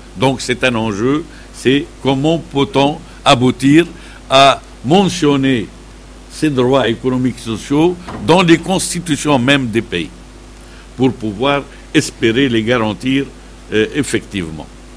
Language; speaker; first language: French; non-native, local second language; Arabic